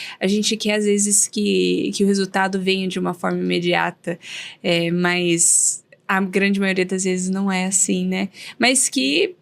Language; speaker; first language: Portuguese; native; Portuguese